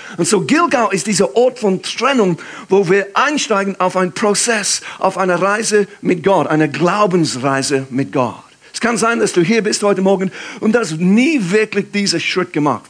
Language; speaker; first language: German; non-native, fluent; English